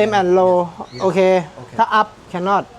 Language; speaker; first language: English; non-native, learner; Thai